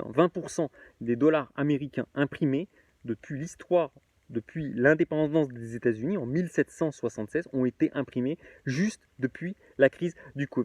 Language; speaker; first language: French; native; French